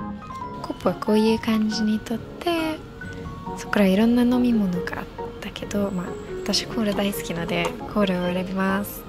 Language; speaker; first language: Japanese; non-native, fluent; English